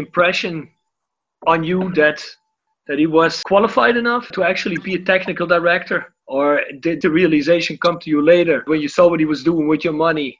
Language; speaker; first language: English; non-native, fluent; Dutch